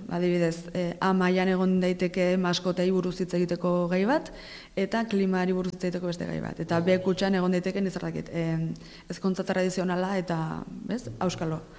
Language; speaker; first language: Basque; native; Basque